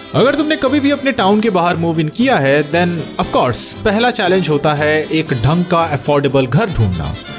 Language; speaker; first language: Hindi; non-native, local second language; Bangla